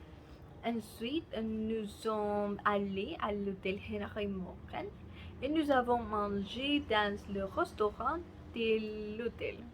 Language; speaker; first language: French; non-native, learner; Spanish